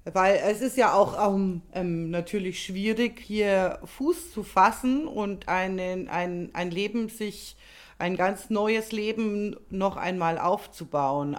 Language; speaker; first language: German; native; German